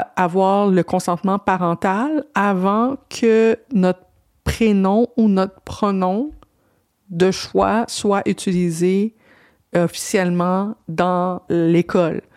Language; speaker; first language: French; native; French